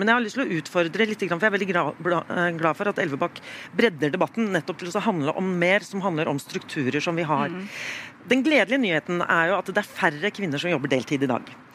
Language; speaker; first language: Norwegian; native; Norwegian